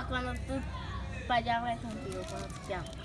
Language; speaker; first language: Spanish; early bilingual, other home language; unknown